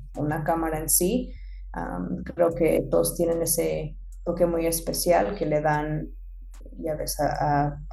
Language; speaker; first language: Spanish; early bilingual, heritage; Spanish